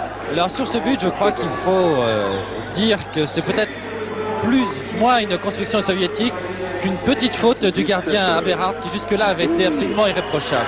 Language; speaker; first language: French; native; French